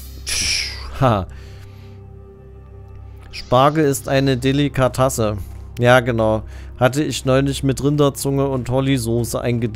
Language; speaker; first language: German; native; German